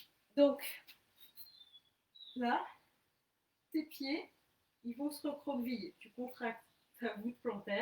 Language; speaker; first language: French; native; French